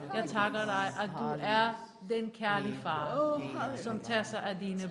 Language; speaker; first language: Danish; non-native, fluent; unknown